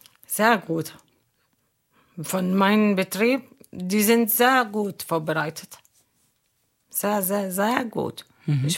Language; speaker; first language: German; non-native, learner; Arabic